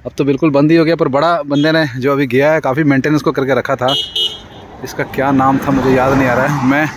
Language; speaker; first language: Hindi; non-native, local second language; Punjabi